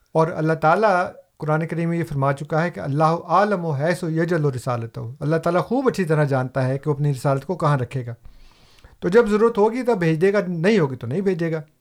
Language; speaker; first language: Urdu; non-native, local second language; Punjabi